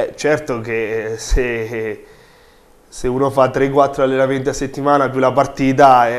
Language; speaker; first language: Italian; native; Italian